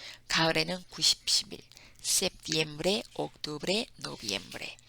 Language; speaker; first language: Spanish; non-native, fluent; Korean